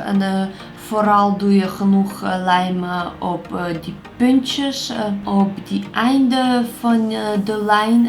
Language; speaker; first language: Dutch; non-native, fluent; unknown